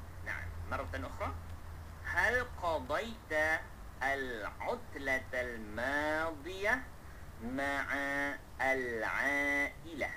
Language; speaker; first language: Arabic; non-native, fluent; Malay